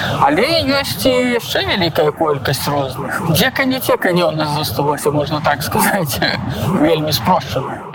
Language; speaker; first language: Belarusian; non-native, local second language; Russian